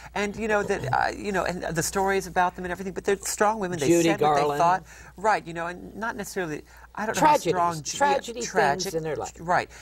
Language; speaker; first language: English; native; English